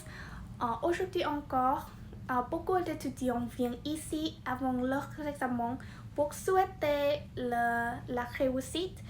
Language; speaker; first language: French; non-native, learner; Vietnamese